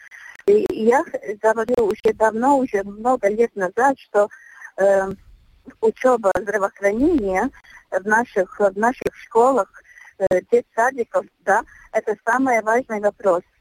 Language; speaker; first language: Russian; non-native, local second language; Latvian